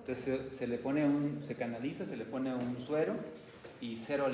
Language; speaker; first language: Spanish; native; Spanish